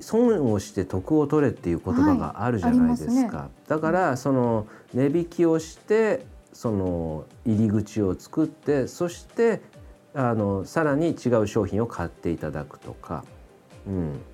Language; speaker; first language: Japanese; native; Japanese